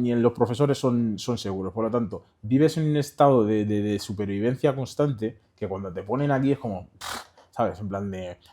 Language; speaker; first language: Spanish; early bilingual, other home language; Haitian Creole